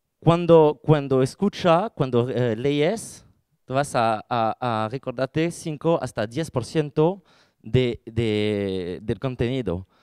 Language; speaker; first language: Spanish; non-native, fluent; French